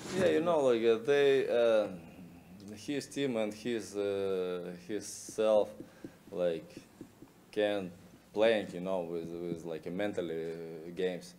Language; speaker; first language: English; non-native, learner; Russian